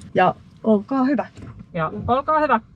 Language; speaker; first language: Finnish; native; Finnish